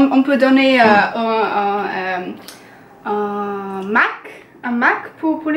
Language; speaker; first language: French; non-native, learner; English